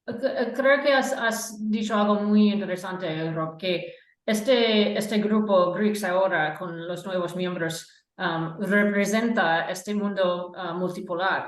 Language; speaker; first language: Spanish; non-native, fluent; English